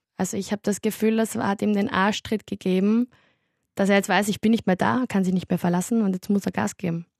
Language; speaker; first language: German; native; German